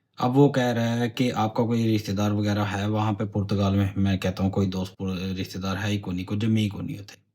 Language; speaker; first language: Urdu; non-native, local second language; Punjabi